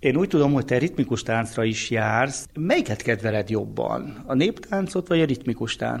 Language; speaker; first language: Hungarian; native; Hungarian